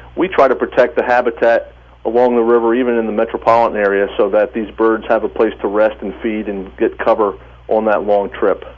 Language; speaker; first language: English; native; English